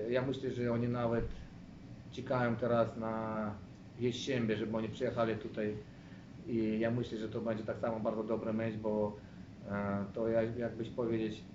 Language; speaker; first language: Polish; non-native, learner; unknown